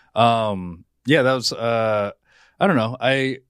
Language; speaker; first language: English; native; English